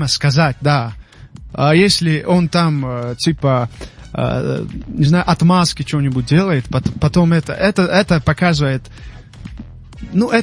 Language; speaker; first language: Russian; non-native, local second language; Tajik